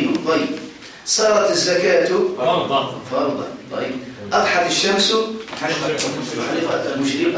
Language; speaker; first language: Arabic; native; Arabic